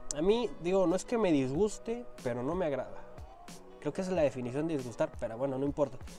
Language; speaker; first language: Spanish; native; Spanish